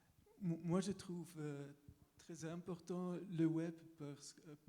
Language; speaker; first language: French; non-native, local second language; German